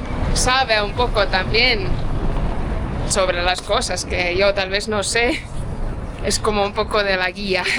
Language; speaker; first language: Spanish; non-native, fluent; Estonian